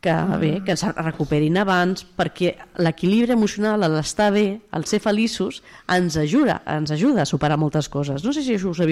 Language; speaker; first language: Catalan; native; Catalan